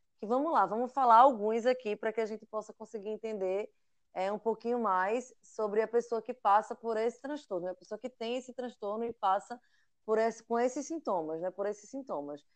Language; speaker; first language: Portuguese; native; Portuguese